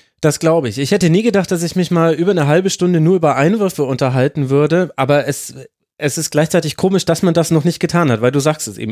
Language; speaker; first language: German; native; German